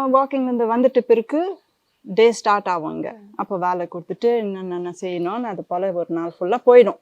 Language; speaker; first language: Tamil; non-native, local second language; French